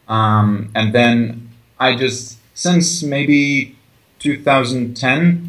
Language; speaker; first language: English; early bilingual, other home language; Chechen